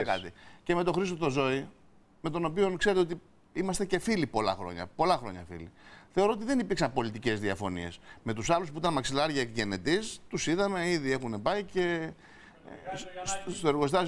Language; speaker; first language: Greek; native; Greek